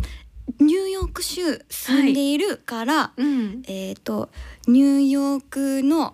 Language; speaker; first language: Japanese; non-native, learner; English